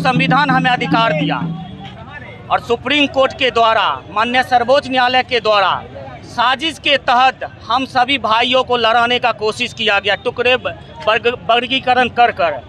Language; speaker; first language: Hindi; native; Hindi